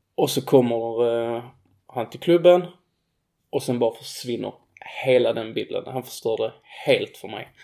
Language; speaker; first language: Swedish; native; Swedish